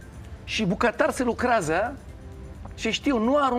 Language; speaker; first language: Romanian; non-native, learner; Hebrew